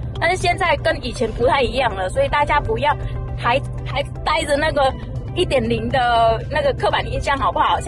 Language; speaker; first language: Chinese; non-native, fluent; Vietnamese